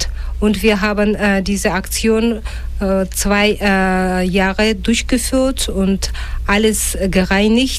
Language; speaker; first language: German; non-native, fluent; Russian